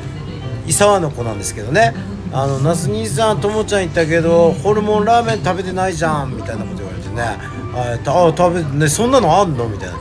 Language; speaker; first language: Japanese; native; Japanese